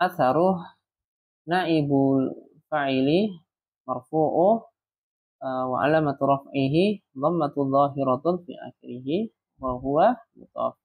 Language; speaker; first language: Arabic; non-native, fluent; Indonesian